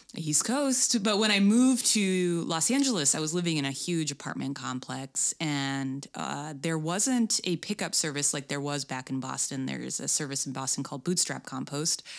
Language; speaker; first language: English; native; English